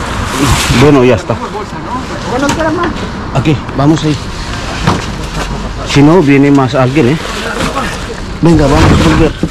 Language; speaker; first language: Spanish; non-native, learner; Filipino